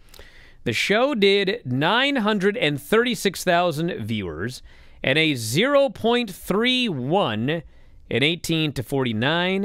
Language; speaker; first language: English; native; English